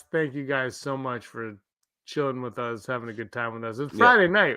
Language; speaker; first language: English; native; English